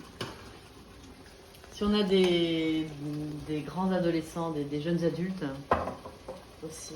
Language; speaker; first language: French; native; French